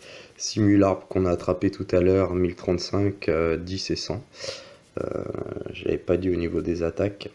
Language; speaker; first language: French; native; French